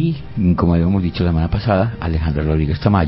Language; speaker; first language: Spanish; native; Spanish